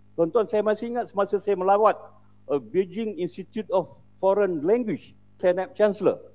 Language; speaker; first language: Malay; native; Malay